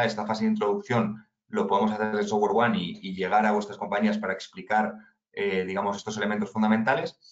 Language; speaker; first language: Spanish; native; Spanish